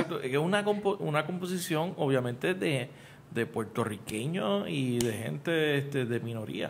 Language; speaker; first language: Spanish; native; Spanish